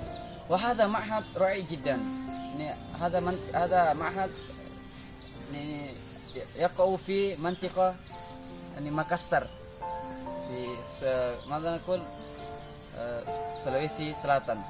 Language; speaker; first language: Arabic; non-native, learner; Indonesian